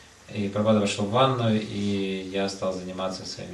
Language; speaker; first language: Russian; native; Russian